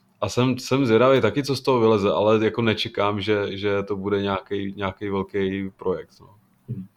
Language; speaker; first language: Czech; native; Czech